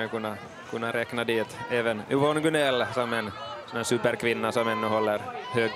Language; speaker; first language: Swedish; native; Swedish